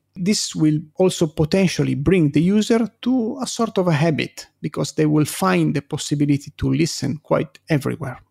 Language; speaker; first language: English; non-native, fluent; Italian